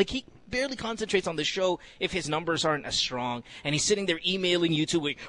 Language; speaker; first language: English; non-native, local second language; Filipino